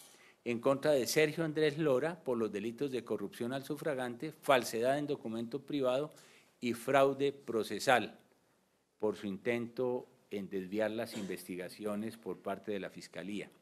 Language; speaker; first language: Spanish; native; Spanish